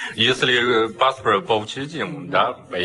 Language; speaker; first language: Russian; non-native, learner; Chinese